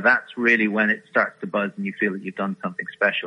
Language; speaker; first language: English; native; English